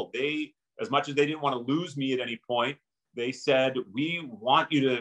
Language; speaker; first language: English; native; English